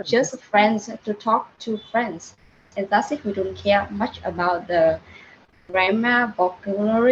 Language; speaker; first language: English; non-native, learner; Vietnamese